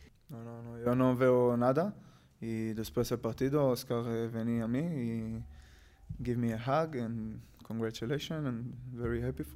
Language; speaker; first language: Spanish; non-native, learner; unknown